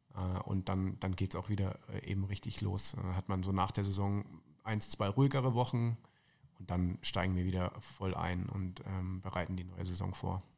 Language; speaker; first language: German; native; German